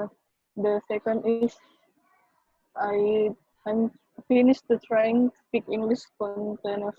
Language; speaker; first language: English; non-native, learner; Indonesian